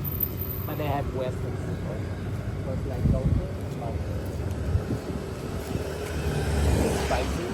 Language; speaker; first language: English; non-native, learner; Vietnamese